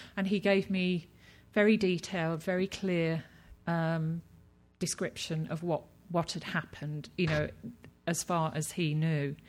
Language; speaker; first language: English; native; English